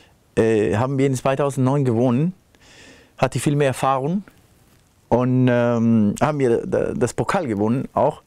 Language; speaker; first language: German; non-native, fluent; Spanish